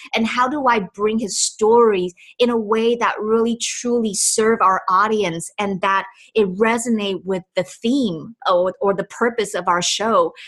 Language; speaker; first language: English; non-native, fluent; Chinese